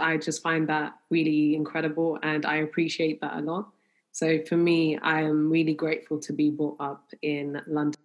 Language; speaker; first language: English; native; English